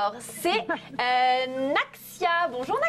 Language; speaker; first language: French; native; French